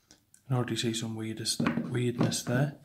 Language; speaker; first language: English; native; English